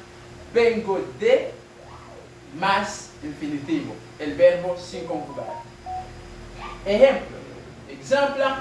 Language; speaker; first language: Spanish; non-native, learner; French